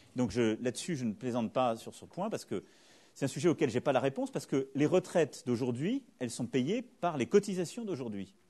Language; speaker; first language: French; native; French